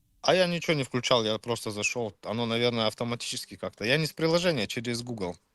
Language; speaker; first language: Russian; early bilingual, heritage; Czech